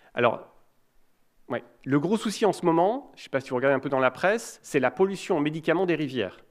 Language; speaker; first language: French; native; French